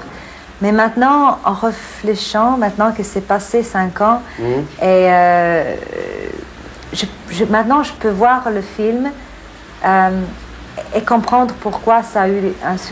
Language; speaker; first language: French; non-native, fluent; English